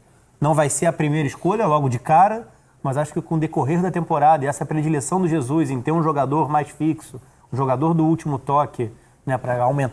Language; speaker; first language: Portuguese; native; Portuguese